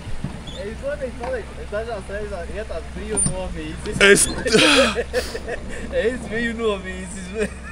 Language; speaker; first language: Latvian; native; Latvian